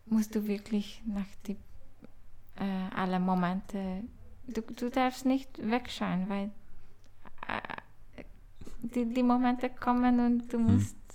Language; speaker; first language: German; non-native, learner; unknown